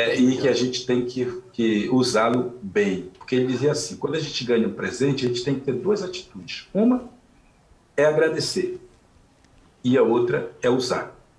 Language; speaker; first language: Portuguese; non-native, local second language; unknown